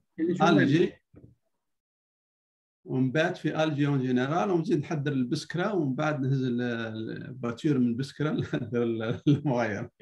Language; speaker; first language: Arabic; native; Arabic